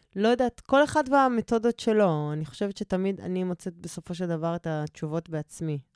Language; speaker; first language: Hebrew; native; Hebrew